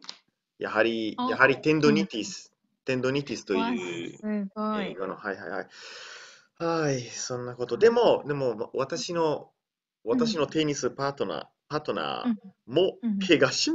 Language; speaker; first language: Japanese; non-native, learner; Italian